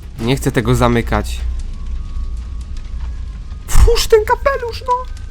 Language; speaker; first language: Polish; native; Polish